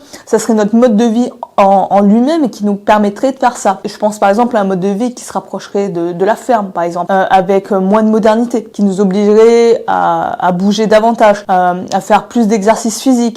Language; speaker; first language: French; native; French